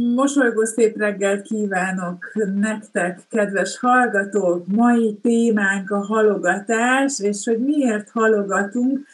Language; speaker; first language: Hungarian; native; Hungarian